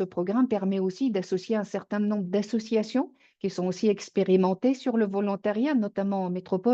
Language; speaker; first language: French; native; French